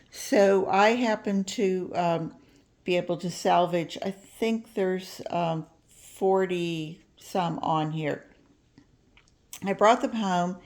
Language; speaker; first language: English; native; English